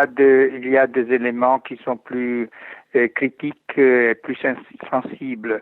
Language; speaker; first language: French; non-native, fluent; Italian